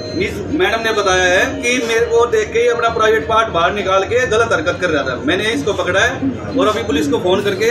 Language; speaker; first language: Hindi; native; Hindi